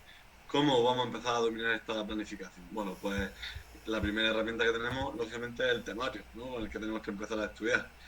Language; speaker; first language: Spanish; native; Spanish